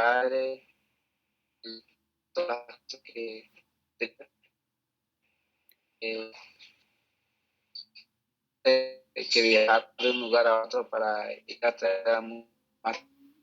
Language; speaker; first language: Spanish; native; Spanish